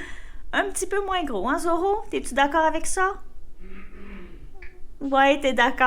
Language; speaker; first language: French; native; French